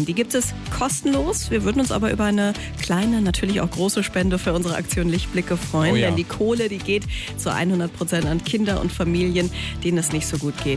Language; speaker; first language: German; native; German